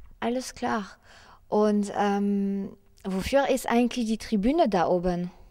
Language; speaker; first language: German; non-native, fluent; French